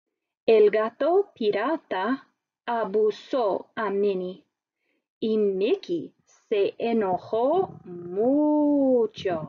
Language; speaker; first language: Spanish; non-native, fluent; English